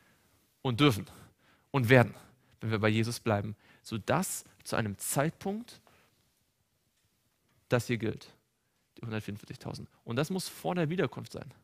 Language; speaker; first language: German; native; German